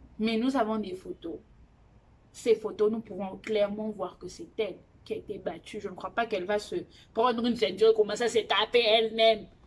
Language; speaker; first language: French; non-native, local second language; Lingala